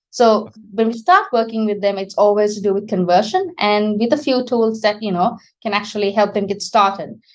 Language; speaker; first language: English; non-native, local second language; Sinhala